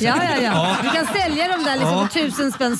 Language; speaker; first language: Swedish; native; Swedish